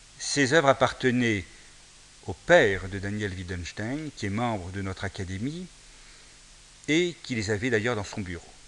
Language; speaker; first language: French; native; French